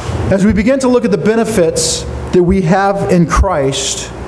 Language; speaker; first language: English; native; English